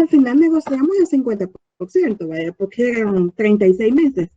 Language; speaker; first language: Spanish; native; Spanish